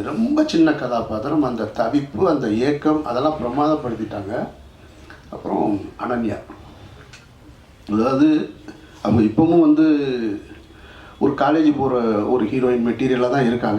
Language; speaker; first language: Tamil; native; Tamil